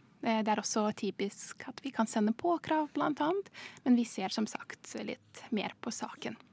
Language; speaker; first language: Norwegian; non-native, fluent; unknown